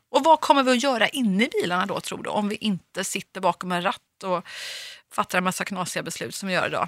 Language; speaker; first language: Swedish; native; Swedish